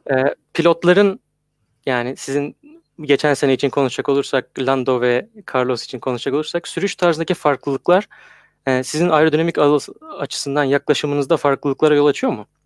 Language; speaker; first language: Turkish; native; Turkish